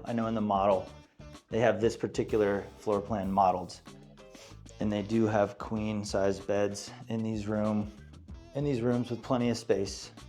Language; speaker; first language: English; native; English